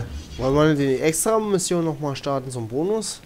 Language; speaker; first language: German; native; German